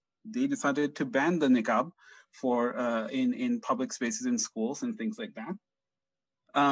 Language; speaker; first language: English; non-native, local second language; Bangla